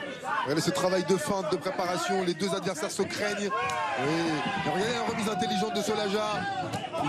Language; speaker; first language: French; native; French